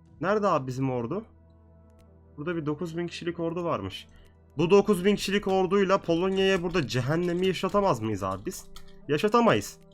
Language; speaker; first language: Turkish; native; Turkish